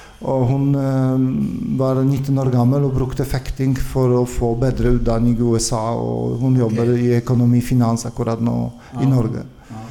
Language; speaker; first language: Norwegian; non-native, fluent; Polish